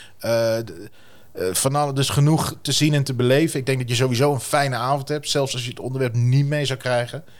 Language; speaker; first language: Dutch; native; Dutch